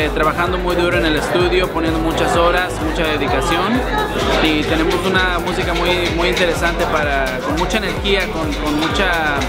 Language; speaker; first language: Spanish; early bilingual, heritage; Spanish